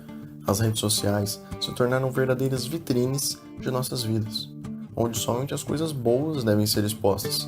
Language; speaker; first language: Portuguese; native; Portuguese